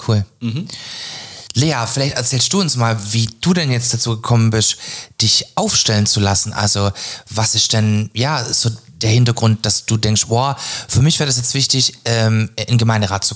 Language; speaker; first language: German; native; German